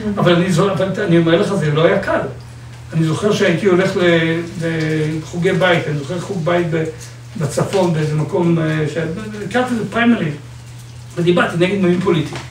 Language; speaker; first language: Hebrew; native; Hebrew